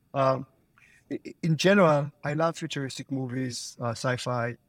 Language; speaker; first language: English; non-native, fluent; Hebrew